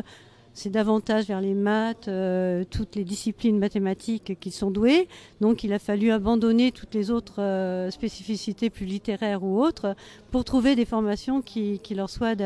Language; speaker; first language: French; native; French